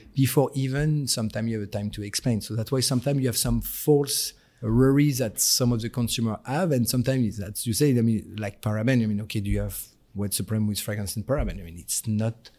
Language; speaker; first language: English; non-native, fluent; French